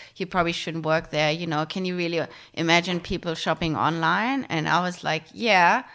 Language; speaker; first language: English; non-native, fluent; German